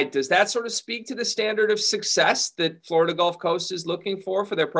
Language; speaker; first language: English; native; English